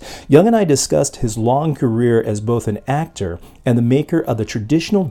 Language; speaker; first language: English; native; English